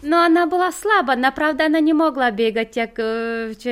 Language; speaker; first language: Polish; non-native, learner; Chechen